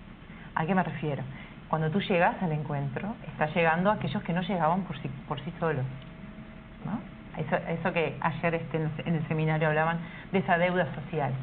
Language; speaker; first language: Spanish; native; Spanish